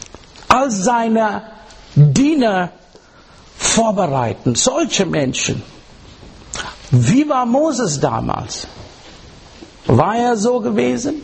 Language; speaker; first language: German; non-native, learner; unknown